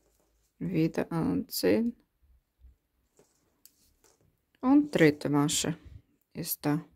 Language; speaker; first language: German; non-native, learner; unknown